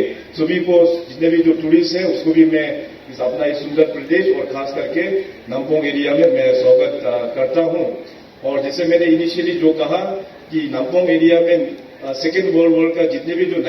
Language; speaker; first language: Hindi; non-native, local second language; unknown